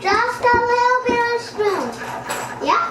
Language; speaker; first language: English; native; English